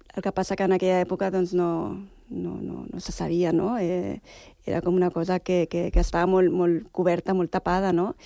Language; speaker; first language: Catalan; native; Catalan